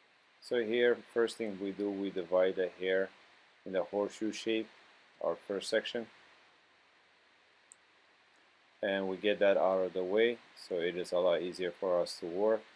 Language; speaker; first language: English; non-native, fluent; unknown